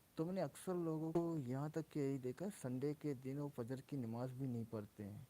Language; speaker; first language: Urdu; non-native, local second language; Baluchi